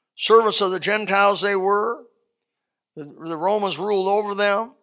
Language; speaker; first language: English; native; English